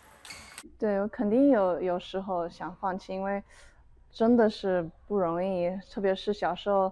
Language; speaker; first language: Chinese; early bilingual, heritage; Chinese